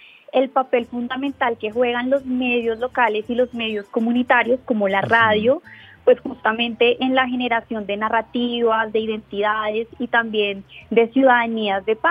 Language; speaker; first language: Spanish; native; Spanish